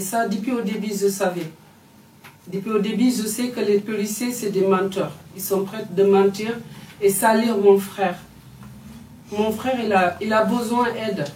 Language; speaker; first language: French; non-native, fluent; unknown